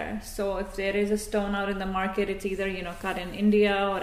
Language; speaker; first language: English; non-native, local second language; Hindi